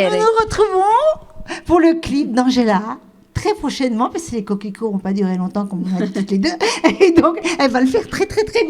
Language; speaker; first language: French; native; French